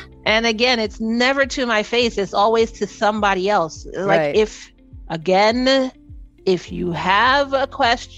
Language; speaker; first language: English; native; English